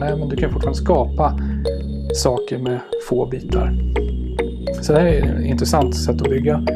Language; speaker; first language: Swedish; native; Swedish